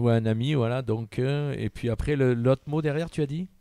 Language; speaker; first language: French; native; French